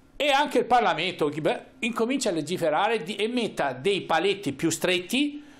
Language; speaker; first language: Italian; native; Italian